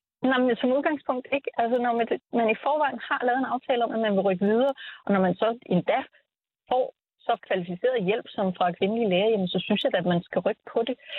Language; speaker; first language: Danish; native; Danish